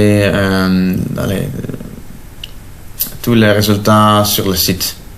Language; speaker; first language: French; non-native, local second language; Dutch